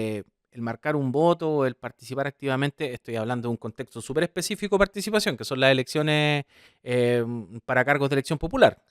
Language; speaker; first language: Spanish; native; Spanish